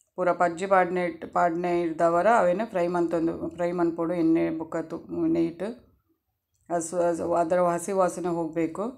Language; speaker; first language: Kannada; non-native, local second language; Tulu